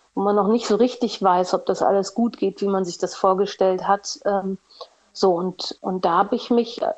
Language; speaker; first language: German; non-native, fluent; Portuguese